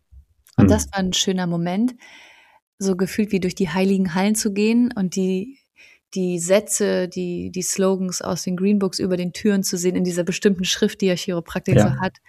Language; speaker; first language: German; native; German